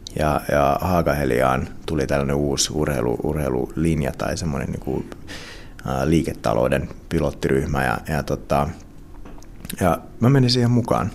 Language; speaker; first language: Finnish; non-native, local second language; Swedish